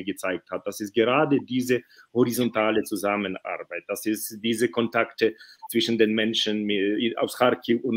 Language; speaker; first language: German; non-native, fluent; Ukrainian